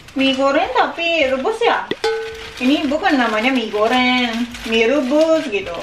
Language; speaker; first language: Indonesian; non-native, learner; Japanese